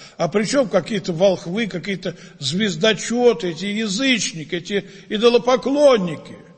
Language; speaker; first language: Russian; native; Russian